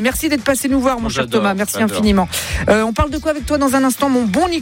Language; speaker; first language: French; native; French